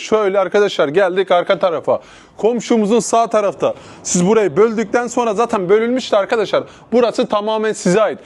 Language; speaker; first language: Turkish; native; Turkish